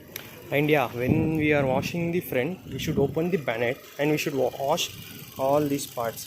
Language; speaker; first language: English; non-native, local second language; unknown